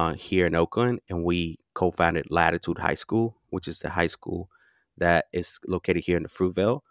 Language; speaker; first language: English; early bilingual, other home language; Spanish